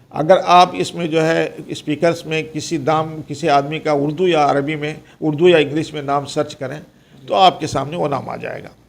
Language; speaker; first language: Urdu; non-native, local second language; Konkani